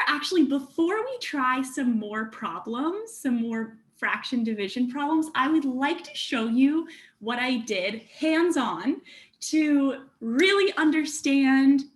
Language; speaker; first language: English; native; English